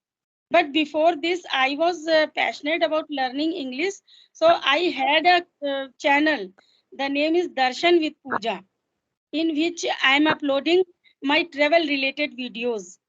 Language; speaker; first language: English; non-native, local second language; Hindi